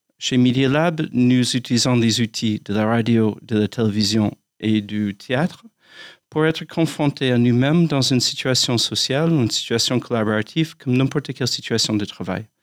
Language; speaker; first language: French; non-native, fluent; English